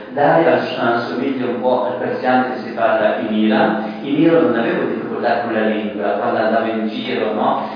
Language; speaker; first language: Italian; non-native, fluent; Persian